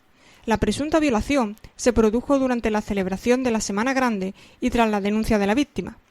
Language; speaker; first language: Spanish; native; Spanish